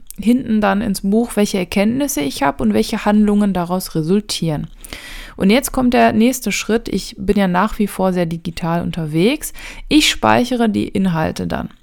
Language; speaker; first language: German; native; German